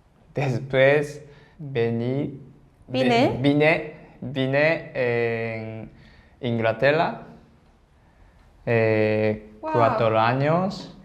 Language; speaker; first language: Spanish; non-native, learner; Japanese